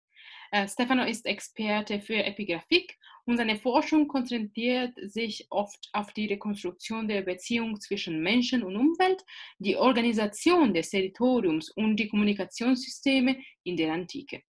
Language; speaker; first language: German; non-native, fluent; Italian